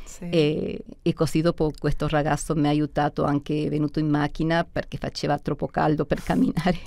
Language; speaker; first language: Italian; early bilingual, heritage; Spanish